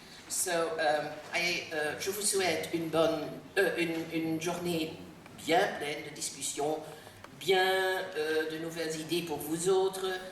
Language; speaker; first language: French; non-native, fluent; Dutch